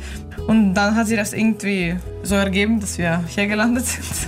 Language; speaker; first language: German; non-native, fluent; Ukrainian